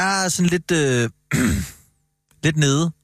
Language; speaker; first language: Danish; native; Danish